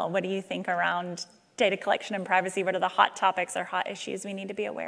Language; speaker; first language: English; native; English